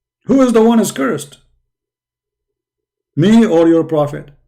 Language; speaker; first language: English; non-native, fluent; Arabic